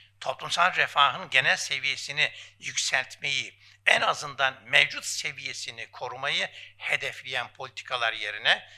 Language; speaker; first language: Turkish; native; Turkish